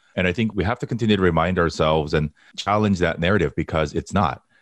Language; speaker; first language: English; early bilingual, other home language; Korean